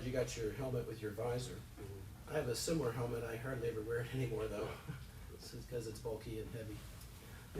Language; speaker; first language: English; native; English